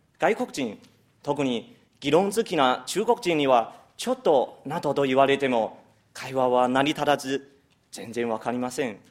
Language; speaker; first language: Japanese; non-native, fluent; Chinese